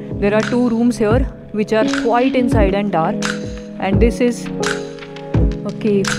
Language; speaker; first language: Hindi; non-native, local second language; Marathi